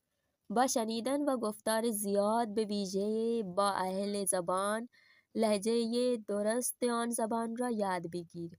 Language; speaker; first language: Persian; non-native, fluent; Urdu